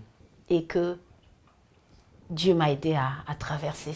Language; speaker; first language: French; non-native, local second language; Lingala